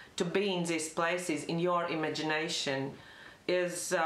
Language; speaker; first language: English; non-native, fluent; Latvian